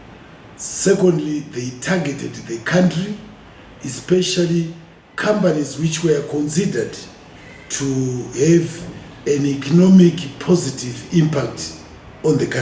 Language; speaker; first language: English; non-native, local second language; Shona